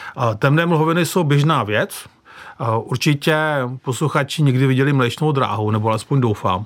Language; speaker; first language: Czech; native; Czech